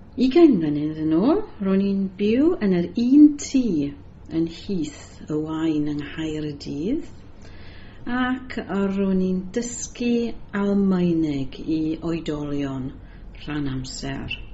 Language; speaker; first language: Welsh; non-native, learner; English